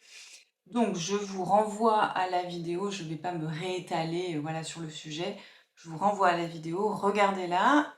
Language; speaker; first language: French; native; French